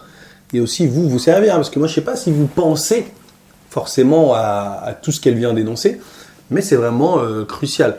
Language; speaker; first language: French; native; French